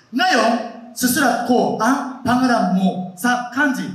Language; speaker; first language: Filipino; non-native, fluent; Japanese